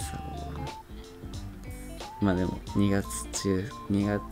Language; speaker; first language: Japanese; native; Japanese